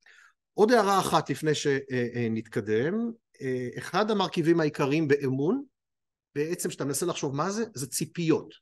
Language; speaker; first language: Hebrew; native; Hebrew